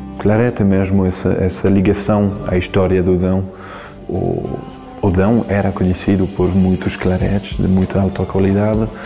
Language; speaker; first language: Portuguese; non-native, learner; French